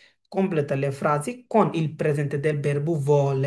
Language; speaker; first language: Italian; non-native, learner; Bangla